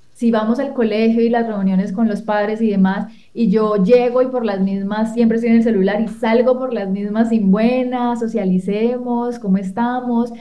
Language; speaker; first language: Spanish; native; Spanish